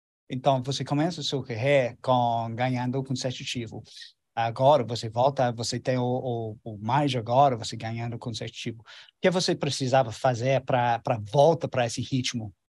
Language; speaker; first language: Portuguese; non-native, learner; English